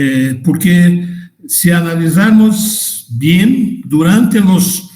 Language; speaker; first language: Spanish; non-native, fluent; Portuguese